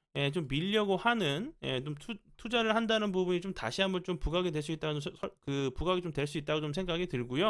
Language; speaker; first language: Korean; native; Korean